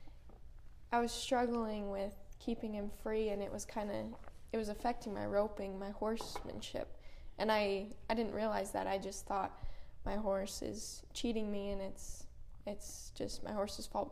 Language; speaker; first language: English; native; English